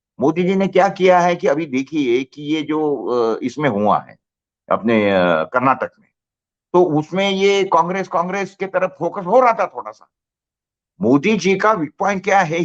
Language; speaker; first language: Hindi; non-native, local second language; Marathi